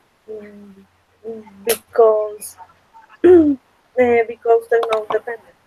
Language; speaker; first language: English; non-native, learner; Spanish